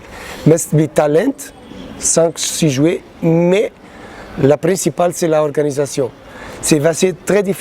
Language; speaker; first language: French; non-native, learner; Portuguese